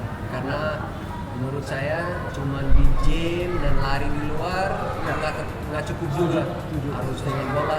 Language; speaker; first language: Indonesian; non-native, fluent; Dutch